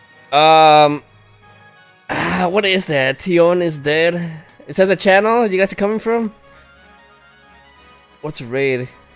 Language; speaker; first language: English; early bilingual, other home language; Spanish